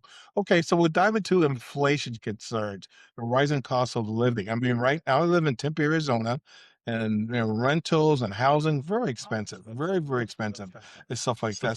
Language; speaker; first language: English; native; English